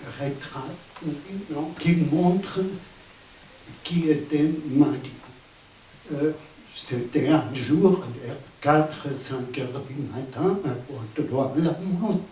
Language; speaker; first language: French; non-native, fluent; Spanish